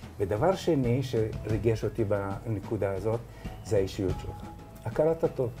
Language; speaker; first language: Hebrew; early bilingual, other home language; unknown